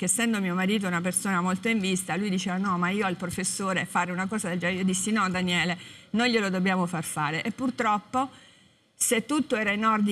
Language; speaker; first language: Italian; native; Italian